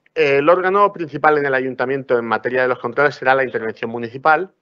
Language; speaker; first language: Spanish; non-native, local second language; Catalan